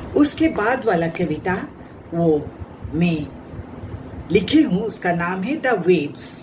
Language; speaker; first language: Hindi; non-native, local second language; Assamese